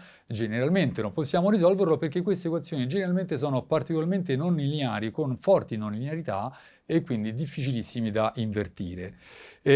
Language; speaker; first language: Italian; native; Italian